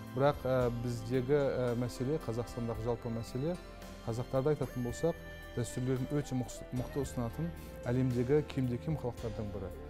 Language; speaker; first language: Kazakh; non-native, local second language; Turkish